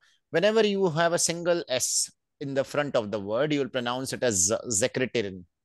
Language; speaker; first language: English; non-native, local second language; Hindi